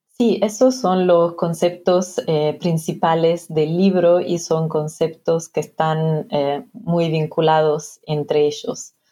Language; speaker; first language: Spanish; non-native, fluent; Italian